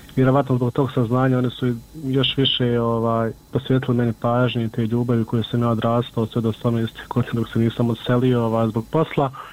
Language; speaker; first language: Serbian; native; Serbian